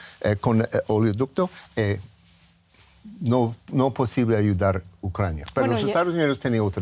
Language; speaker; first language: Spanish; non-native, learner; English